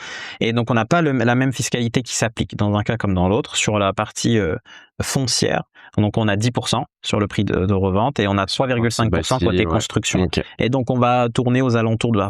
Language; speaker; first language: French; native; French